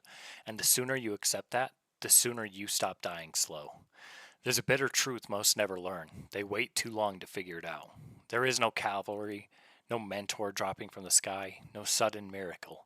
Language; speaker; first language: English; native; English